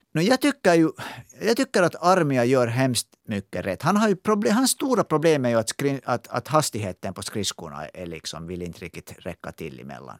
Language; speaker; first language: Swedish; native; Swedish